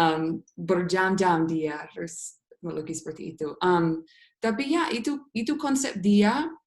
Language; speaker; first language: Indonesian; non-native, fluent; English